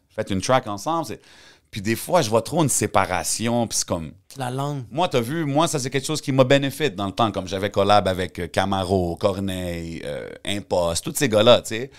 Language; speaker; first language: French; early bilingual, heritage; French